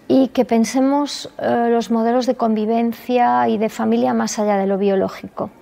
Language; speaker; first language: Spanish; non-native, local second language; Galician